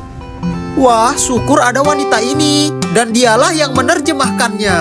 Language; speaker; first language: Indonesian; native; Indonesian